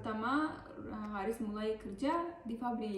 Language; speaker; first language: Indonesian; non-native, learner; Turkish